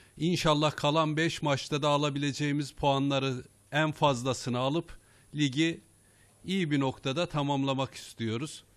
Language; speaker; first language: Turkish; native; Turkish